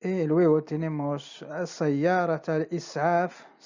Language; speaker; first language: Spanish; non-native, fluent; Arabic